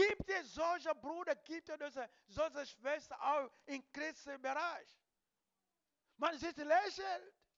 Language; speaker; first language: German; non-native, learner; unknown